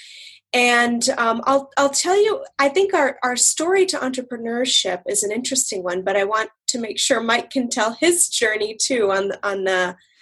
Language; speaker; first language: English; native; English